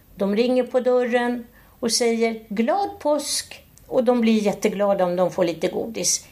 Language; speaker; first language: Swedish; native; Swedish